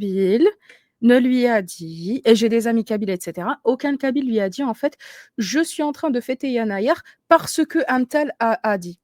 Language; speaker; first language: French; native; French